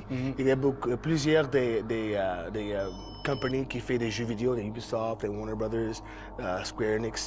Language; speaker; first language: French; non-native, local second language; English